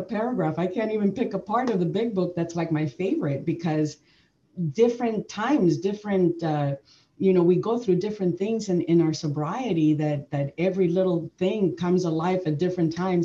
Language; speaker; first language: English; early bilingual, other home language; Spanish